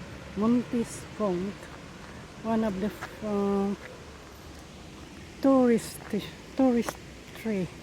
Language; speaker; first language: English; non-native, fluent; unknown